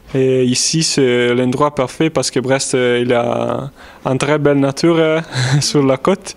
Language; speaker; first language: French; non-native, fluent; Italian